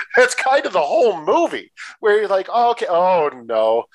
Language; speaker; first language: English; native; English